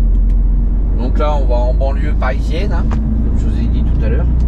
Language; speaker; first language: French; native; French